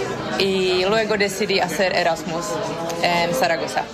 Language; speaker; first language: Spanish; non-native, fluent; Czech